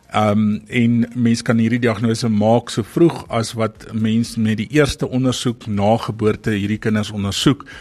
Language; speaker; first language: Afrikaans; native; Afrikaans